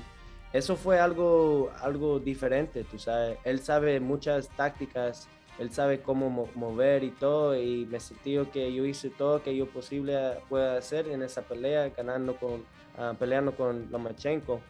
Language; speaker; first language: Spanish; early bilingual, heritage; Spanish